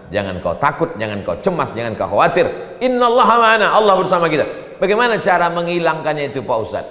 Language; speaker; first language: Indonesian; native; Indonesian